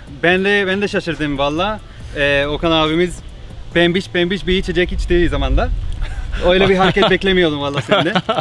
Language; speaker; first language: Turkish; non-native, fluent; Spanish